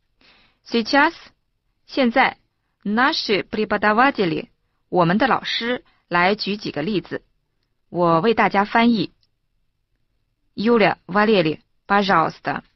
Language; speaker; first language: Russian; non-native, fluent; Chinese